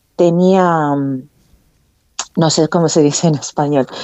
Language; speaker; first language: Spanish; non-native, fluent; Korean